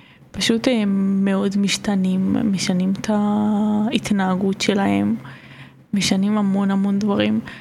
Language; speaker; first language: Hebrew; non-native, fluent; Georgian